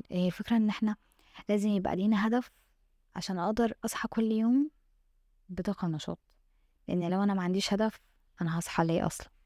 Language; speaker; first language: Arabic; native; Arabic